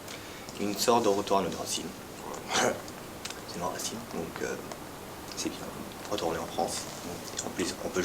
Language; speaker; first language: French; early bilingual, heritage; French